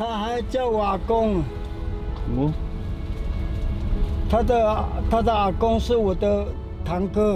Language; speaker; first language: Chinese; non-native, local second language; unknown